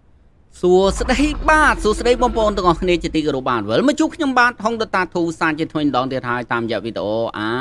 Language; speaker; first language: Khmer; native; Khmer